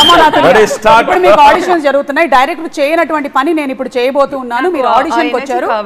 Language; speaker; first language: Telugu; native; Telugu